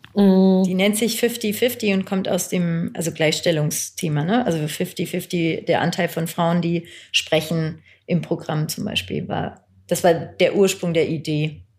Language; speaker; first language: German; early bilingual, other home language; Turkish